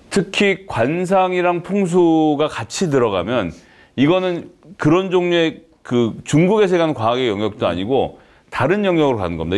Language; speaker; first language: Korean; native; Korean